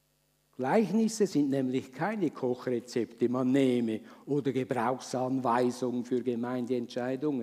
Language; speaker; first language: German; native; German